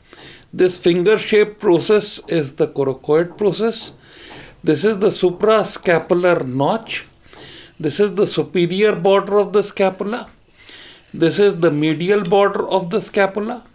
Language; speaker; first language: English; non-native, local second language; Hindi